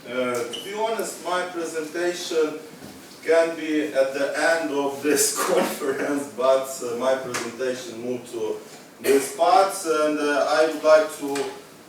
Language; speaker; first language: English; non-native, learner; Ukrainian